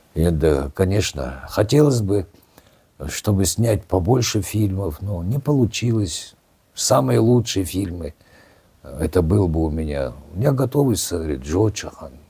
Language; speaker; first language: Russian; non-native, local second language; Kazakh